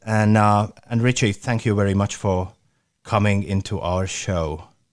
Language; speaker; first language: English; non-native, fluent; Latvian